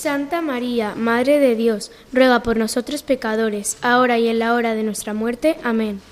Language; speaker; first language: Spanish; native; Spanish